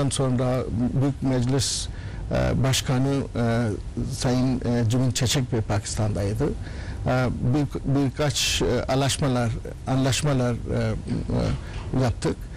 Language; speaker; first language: Turkish; non-native, learner; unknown